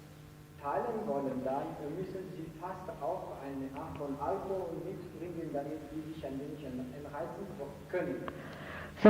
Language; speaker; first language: German; non-native, fluent; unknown